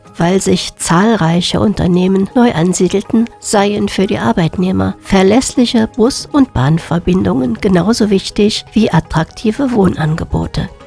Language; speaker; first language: German; native; German